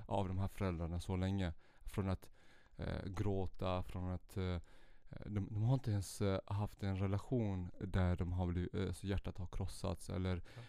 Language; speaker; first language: Swedish; early bilingual, other home language; Central Kurdish